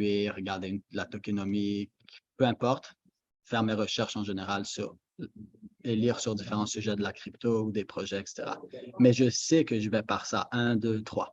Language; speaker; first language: French; native; French